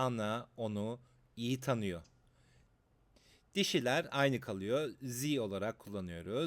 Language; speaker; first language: Turkish; native; Turkish